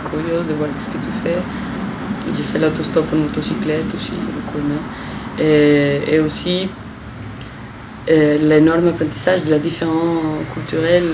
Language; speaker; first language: French; non-native, fluent; Spanish